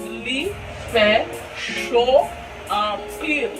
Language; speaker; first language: French; non-native, learner; Haitian Creole